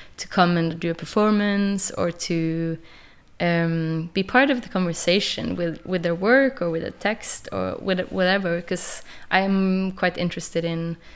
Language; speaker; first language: English; non-native, fluent; Norwegian